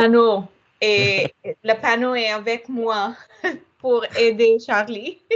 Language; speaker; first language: French; non-native, learner; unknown